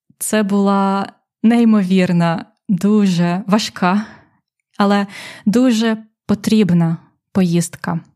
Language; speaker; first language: Ukrainian; native; Ukrainian